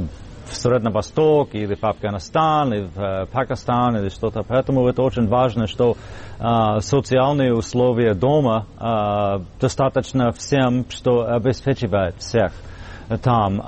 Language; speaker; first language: Russian; non-native, fluent; English